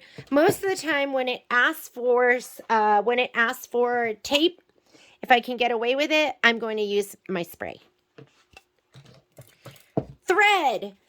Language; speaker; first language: English; native; English